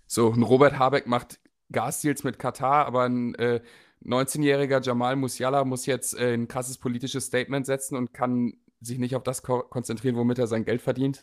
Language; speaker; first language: German; native; German